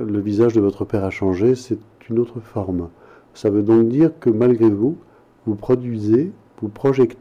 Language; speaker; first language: French; native; French